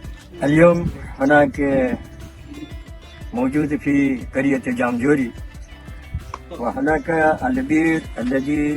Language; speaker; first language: Arabic; non-native, learner; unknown